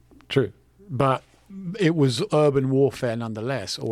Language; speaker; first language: English; non-native, local second language; French